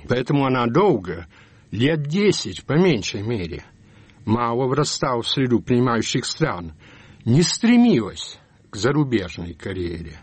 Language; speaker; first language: Russian; early bilingual, heritage; Russian